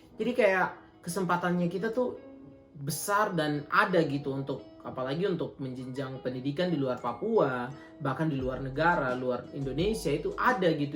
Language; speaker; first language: Indonesian; native; Indonesian